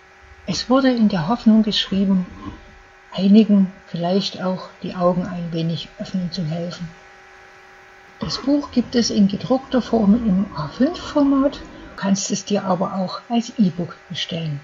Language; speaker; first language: German; native; German